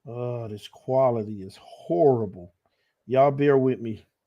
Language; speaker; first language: English; native; English